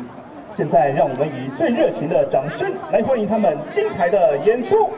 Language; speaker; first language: Chinese; native; Chinese